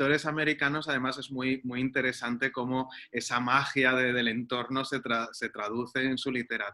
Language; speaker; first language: Spanish; native; Spanish